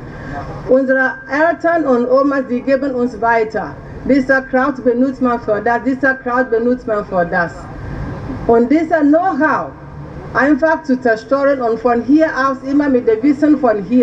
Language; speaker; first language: German; non-native, learner; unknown